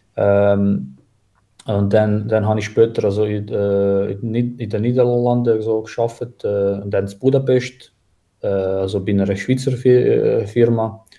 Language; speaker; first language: German; non-native, fluent; Croatian